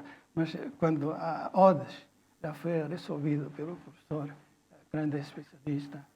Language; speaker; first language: Portuguese; non-native, fluent; Chinese